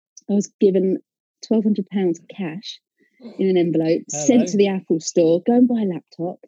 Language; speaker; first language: English; native; English